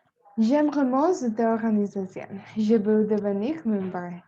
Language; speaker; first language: French; non-native, learner; Spanish